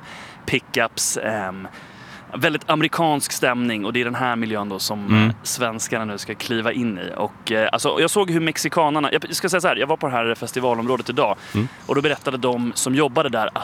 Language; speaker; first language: Swedish; native; Swedish